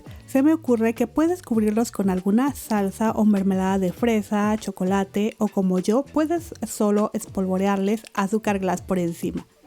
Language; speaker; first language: Spanish; native; Spanish